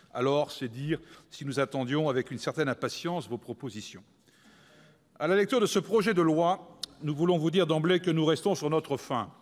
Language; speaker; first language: French; native; French